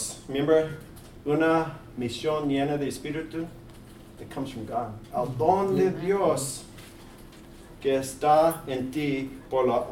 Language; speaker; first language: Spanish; early bilingual, heritage; English